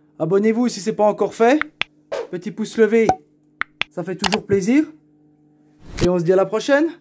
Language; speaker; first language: French; native; French